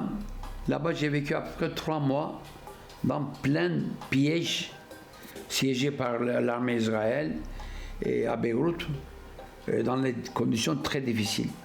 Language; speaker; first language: French; non-native, fluent; Turkish